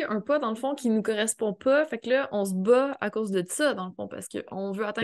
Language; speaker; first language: French; native; French